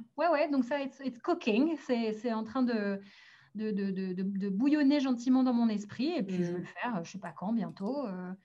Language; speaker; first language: French; early bilingual, other home language; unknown